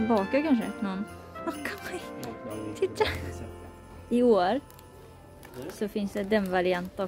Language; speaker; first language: Swedish; non-native, learner; Japanese